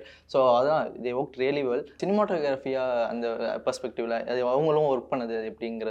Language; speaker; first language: Tamil; native; Tamil